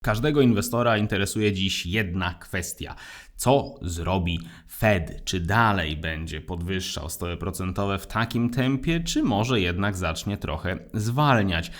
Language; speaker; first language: Polish; native; Polish